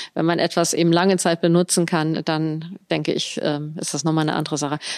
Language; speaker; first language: German; native; German